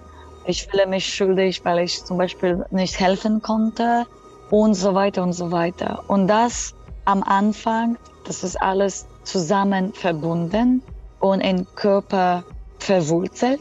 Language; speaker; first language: German; non-native, fluent; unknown